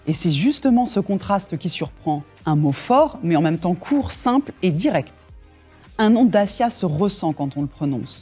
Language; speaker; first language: French; native; French